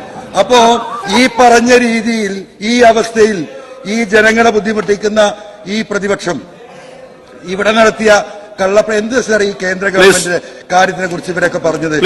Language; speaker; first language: Malayalam; native; Malayalam